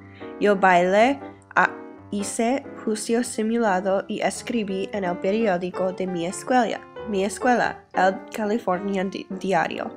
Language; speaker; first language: Spanish; non-native, learner; English